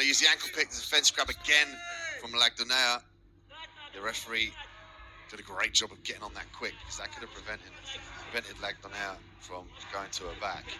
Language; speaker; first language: English; native; English